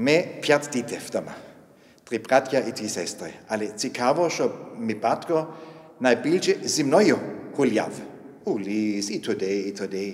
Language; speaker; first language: Ukrainian; non-native, fluent; German